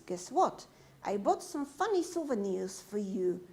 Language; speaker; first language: English; non-native, fluent; Polish